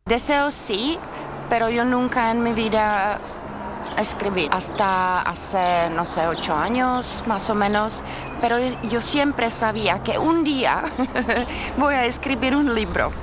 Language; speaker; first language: Spanish; non-native, learner; Czech